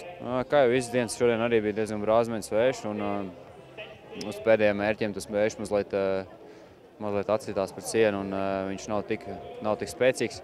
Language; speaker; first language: Latvian; native; Latvian